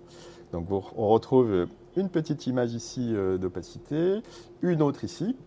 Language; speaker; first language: French; native; French